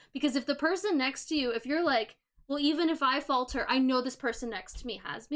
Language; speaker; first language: English; native; English